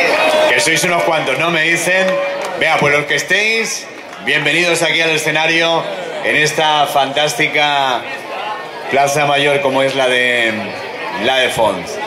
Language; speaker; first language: Spanish; native; Spanish